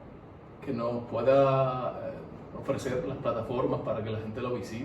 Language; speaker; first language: Spanish; native; Spanish